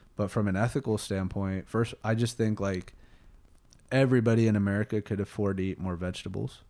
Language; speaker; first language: English; native; English